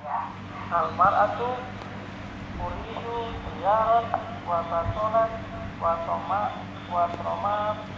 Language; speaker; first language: Arabic; non-native, learner; Indonesian